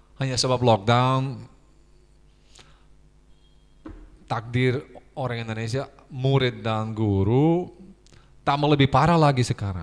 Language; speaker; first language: Indonesian; non-native, fluent; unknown